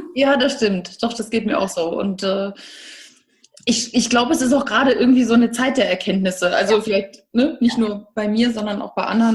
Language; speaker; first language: German; native; German